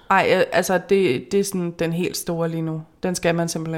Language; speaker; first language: Danish; native; Danish